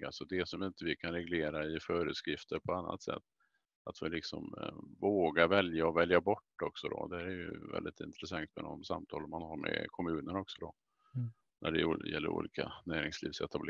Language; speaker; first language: Swedish; native; Swedish